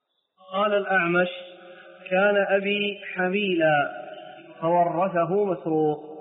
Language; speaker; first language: Arabic; native; Arabic